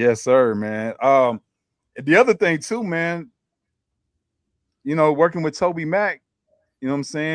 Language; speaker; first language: English; native; English